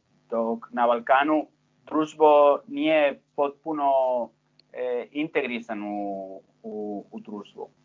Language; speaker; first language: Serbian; non-native, fluent; Spanish